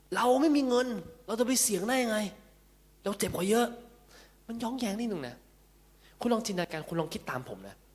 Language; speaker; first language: Thai; early bilingual, heritage; Cantonese